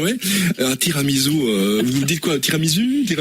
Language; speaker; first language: French; native; French